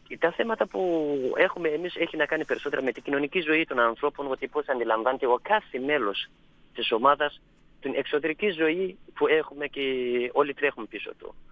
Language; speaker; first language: Greek; non-native, fluent; Persian